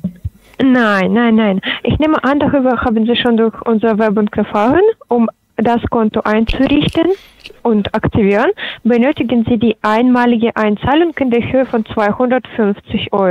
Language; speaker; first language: German; non-native, learner; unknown